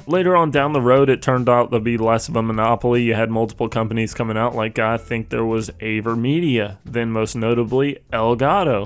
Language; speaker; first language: English; native; English